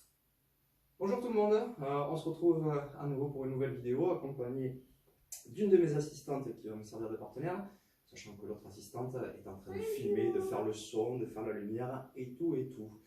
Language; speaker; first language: French; native; French